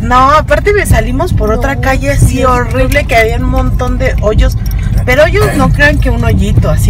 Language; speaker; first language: Spanish; native; Spanish